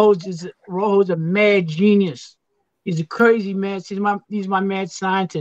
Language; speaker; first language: English; native; English